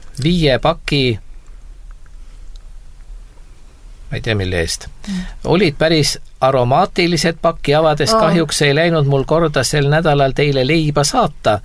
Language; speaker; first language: Estonian; native; Estonian